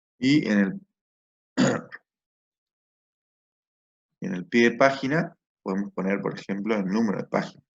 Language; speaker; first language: Spanish; native; Spanish